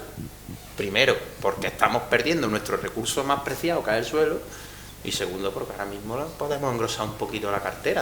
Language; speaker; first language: Spanish; native; Spanish